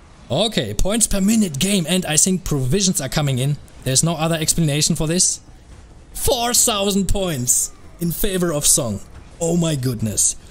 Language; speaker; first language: English; non-native, fluent; German